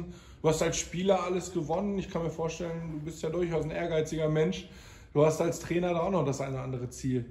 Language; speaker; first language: German; native; German